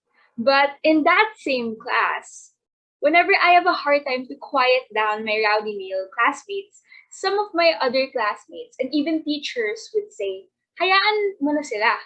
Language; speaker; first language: English; non-native, local second language; Filipino